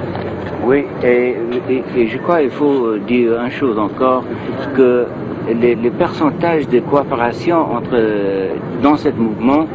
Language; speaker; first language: French; non-native, learner; English